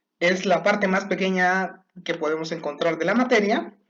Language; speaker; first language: Spanish; native; Spanish